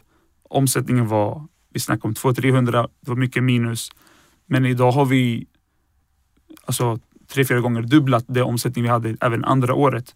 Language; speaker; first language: Swedish; early bilingual, other home language; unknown